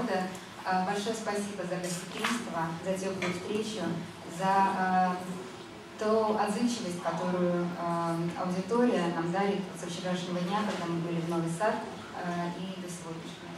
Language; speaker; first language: Russian; native; Russian